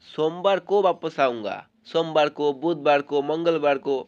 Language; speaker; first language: Hindi; non-native, local second language; Bangla